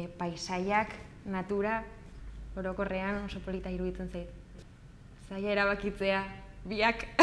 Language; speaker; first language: Basque; non-native, local second language; Spanish